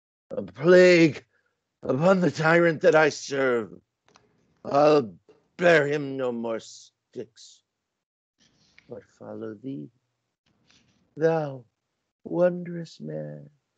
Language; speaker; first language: English; native; English